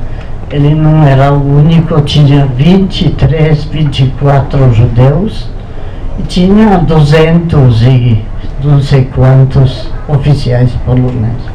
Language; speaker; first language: Portuguese; non-native, fluent; Polish